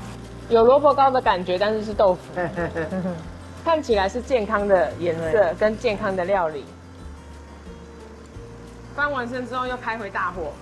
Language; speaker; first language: Chinese; native; Chinese